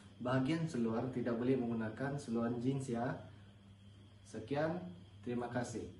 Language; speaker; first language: Malay; non-native, local second language; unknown